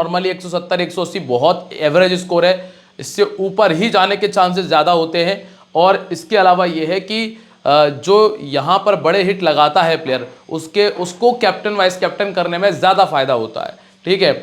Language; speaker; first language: Hindi; native; Hindi